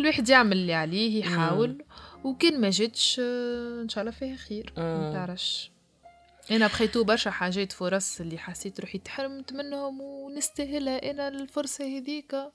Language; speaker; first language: Arabic; native; Arabic